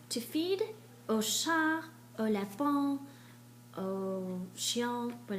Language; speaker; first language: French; non-native, fluent; English